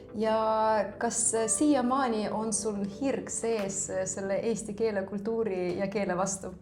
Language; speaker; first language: Estonian; native; Estonian